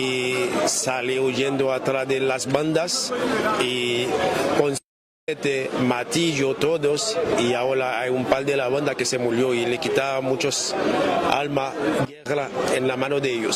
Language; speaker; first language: Spanish; non-native, learner; Haitian Creole